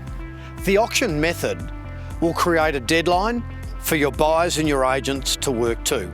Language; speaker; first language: English; native; English